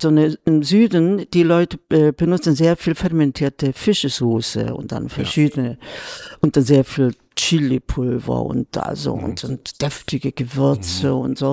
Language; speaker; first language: German; non-native, fluent; Korean